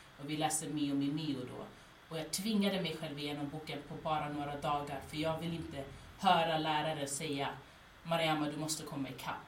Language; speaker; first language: Swedish; native; Swedish